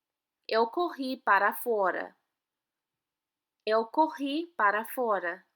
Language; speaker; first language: Portuguese; non-native, fluent; English